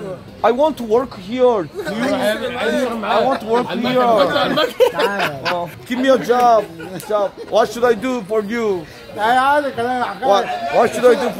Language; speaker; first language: English; non-native, learner; Korean